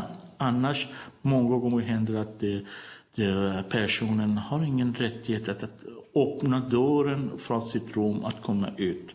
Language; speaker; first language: Swedish; non-native, learner; Persian